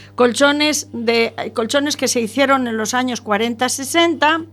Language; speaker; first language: Spanish; native; Spanish